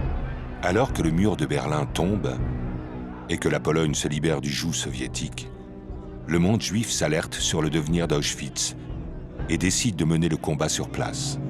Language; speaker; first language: French; native; French